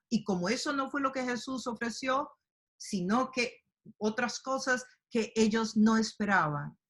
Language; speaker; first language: Spanish; native; Spanish